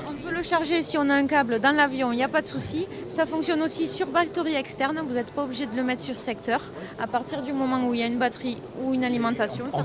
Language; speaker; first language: French; native; French